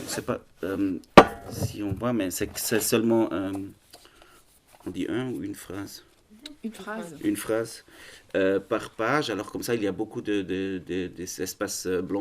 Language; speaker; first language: French; non-native, learner; German